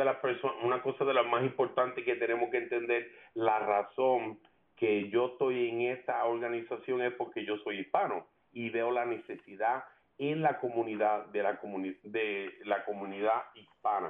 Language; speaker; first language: Spanish; early bilingual, heritage; Spanish